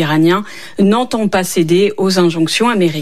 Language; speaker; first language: French; native; French